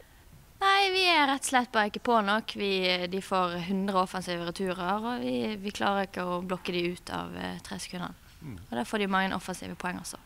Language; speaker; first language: Norwegian; native; Norwegian